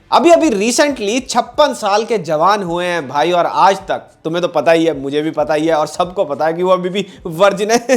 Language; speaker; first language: Hindi; native; Hindi